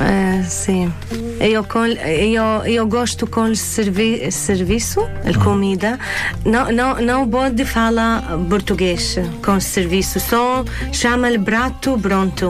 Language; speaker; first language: Portuguese; non-native, learner; Arabic